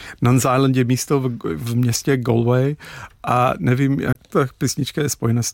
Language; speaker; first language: Czech; non-native, fluent; English